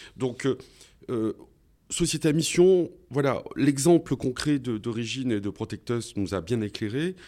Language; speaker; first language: French; native; French